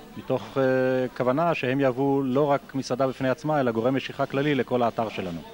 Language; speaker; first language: Hebrew; native; Hebrew